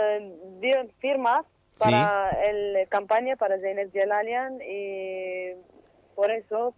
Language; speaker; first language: Spanish; non-native, learner; Kurdish